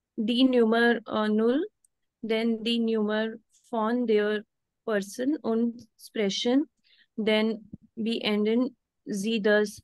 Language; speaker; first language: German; non-native, learner; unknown